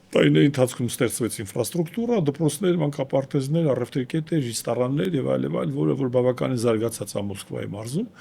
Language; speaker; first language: Armenian; native; Armenian